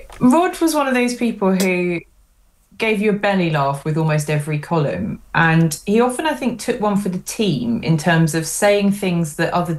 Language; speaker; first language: English; native; English